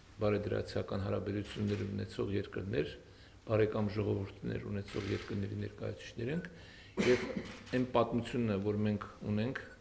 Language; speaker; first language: Armenian; native; Armenian